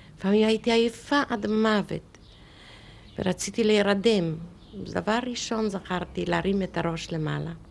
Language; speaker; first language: Hebrew; non-native, fluent; Polish